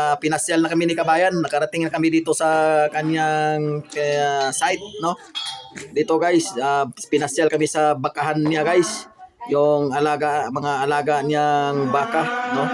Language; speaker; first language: Filipino; non-native, local second language; Cebuano